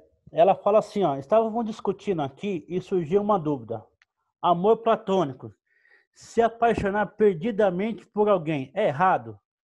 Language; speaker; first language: Portuguese; native; Portuguese